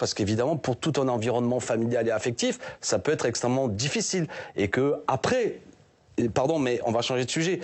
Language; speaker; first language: French; native; French